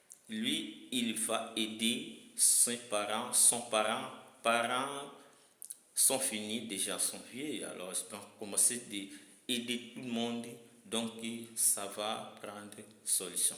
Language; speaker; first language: French; non-native, learner; Lingala